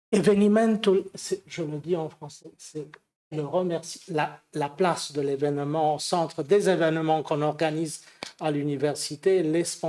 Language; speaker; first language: French; non-native, fluent; Romanian